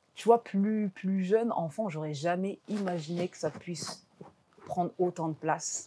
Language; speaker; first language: French; native; French